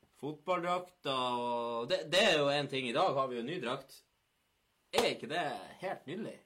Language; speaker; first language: Norwegian; native; Norwegian